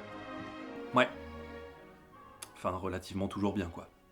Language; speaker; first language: French; native; French